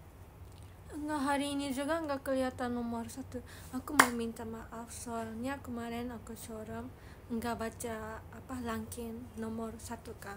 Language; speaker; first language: Indonesian; non-native, learner; Japanese